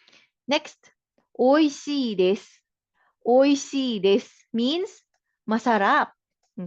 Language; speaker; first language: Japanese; non-native, fluent; Filipino